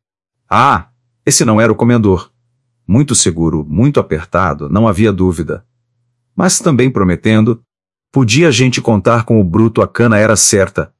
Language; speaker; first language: Portuguese; native; Portuguese